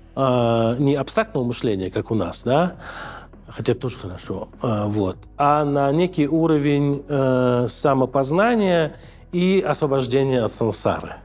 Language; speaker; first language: Russian; native; Russian